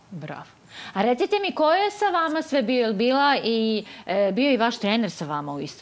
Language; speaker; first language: Croatian; native; Croatian